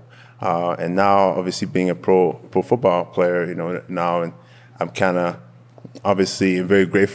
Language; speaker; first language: English; non-native, fluent; French